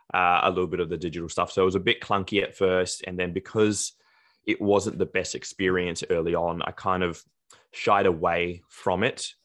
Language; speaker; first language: English; native; English